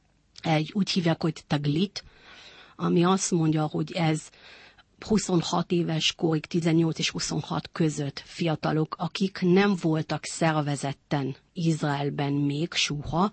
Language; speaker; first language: Hungarian; early bilingual, heritage; Hungarian